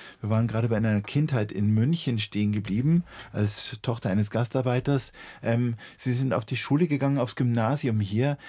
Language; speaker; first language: German; native; German